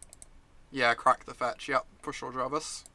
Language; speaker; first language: English; native; English